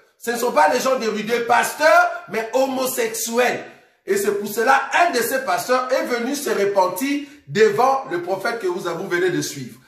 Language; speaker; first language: French; non-native, local second language; Lingala